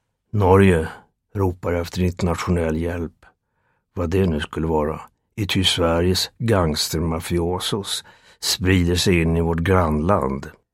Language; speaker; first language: Swedish; native; Swedish